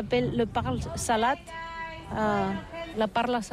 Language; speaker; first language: French; non-native, learner; Catalan